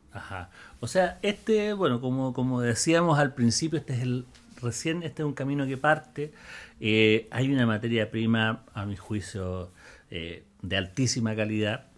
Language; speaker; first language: Spanish; native; Spanish